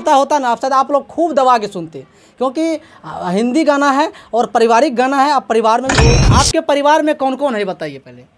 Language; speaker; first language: Hindi; native; Hindi